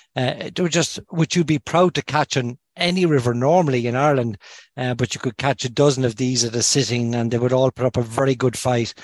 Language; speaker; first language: English; native; English